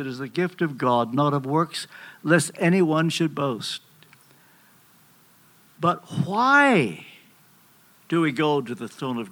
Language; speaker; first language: English; native; English